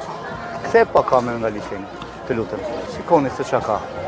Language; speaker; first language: Albanian; native; Albanian